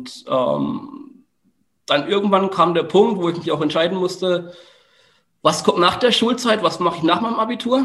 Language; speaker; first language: German; native; German